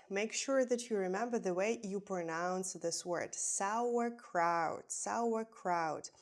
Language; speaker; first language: English; non-native, fluent; Ukrainian